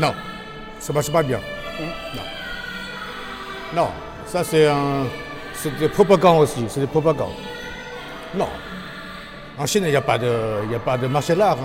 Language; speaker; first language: French; non-native, learner; Chinese